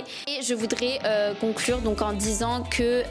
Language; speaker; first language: French; native; French